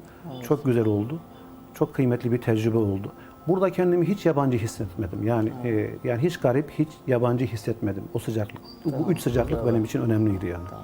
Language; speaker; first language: Turkish; native; Turkish